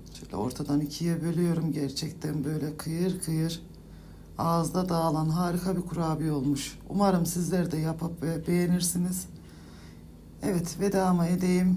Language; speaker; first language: Turkish; native; Turkish